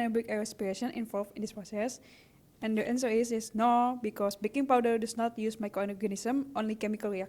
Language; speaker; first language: English; non-native, learner; Indonesian